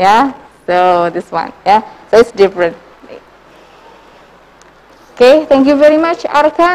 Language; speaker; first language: English; non-native, learner; Indonesian